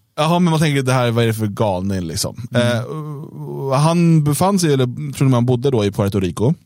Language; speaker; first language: Swedish; native; Swedish